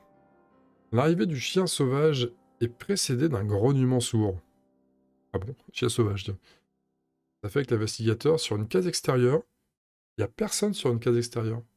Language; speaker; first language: French; native; French